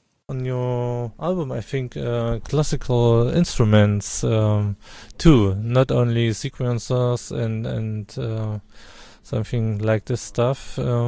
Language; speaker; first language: English; non-native, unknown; German